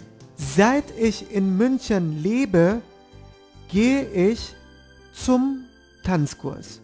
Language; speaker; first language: German; non-native, fluent; Turkish